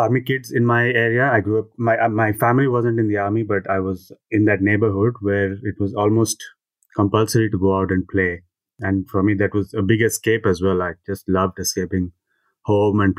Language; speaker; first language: English; non-native, local second language; Telugu